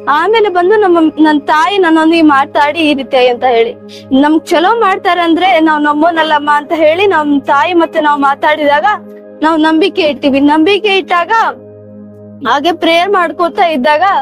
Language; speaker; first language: Kannada; native; Kannada